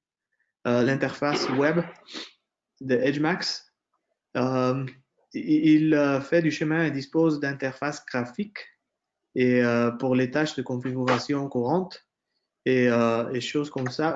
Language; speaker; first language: French; non-native, fluent; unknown